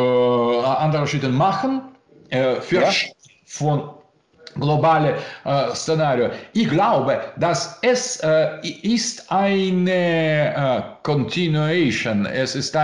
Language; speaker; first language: German; non-native, learner; Russian